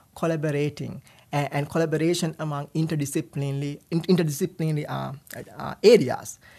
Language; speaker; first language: English; non-native, local second language; Sinhala